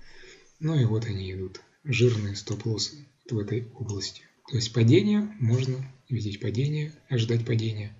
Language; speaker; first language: Russian; native; Russian